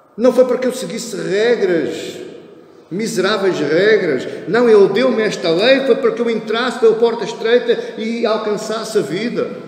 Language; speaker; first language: Portuguese; early bilingual, heritage; Portuguese